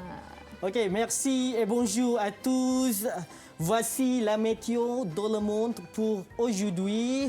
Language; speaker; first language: French; non-native, fluent; Malay